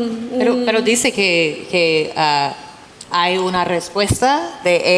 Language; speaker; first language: Spanish; non-native, fluent; English